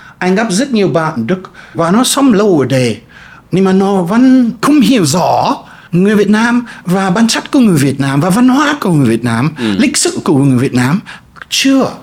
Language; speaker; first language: Vietnamese; non-native, fluent; German